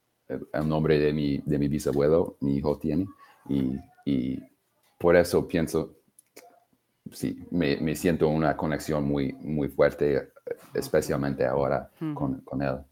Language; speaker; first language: Spanish; non-native, fluent; English